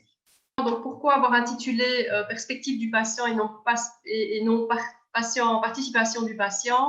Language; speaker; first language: French; native; French